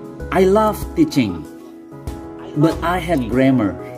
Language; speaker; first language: English; non-native, fluent; Indonesian